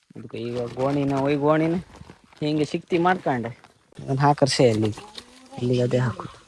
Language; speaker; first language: Kannada; native; Kannada